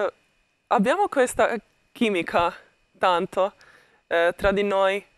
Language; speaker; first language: Italian; non-native, learner; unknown